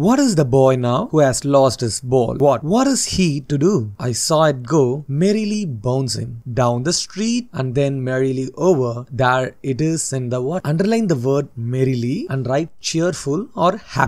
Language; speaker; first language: English; non-native, local second language; Tamil